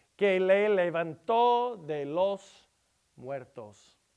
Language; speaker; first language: Spanish; non-native, learner; English